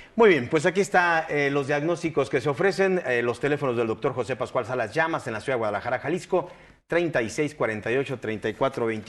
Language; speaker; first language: Spanish; native; Spanish